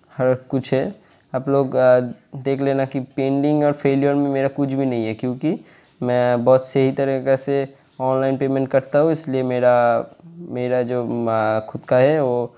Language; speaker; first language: Hindi; non-native, local second language; Bangla